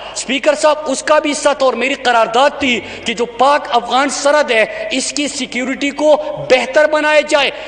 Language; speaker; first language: Urdu; non-native, local second language; Pashto